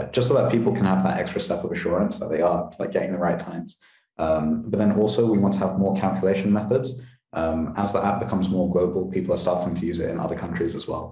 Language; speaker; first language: English; native; English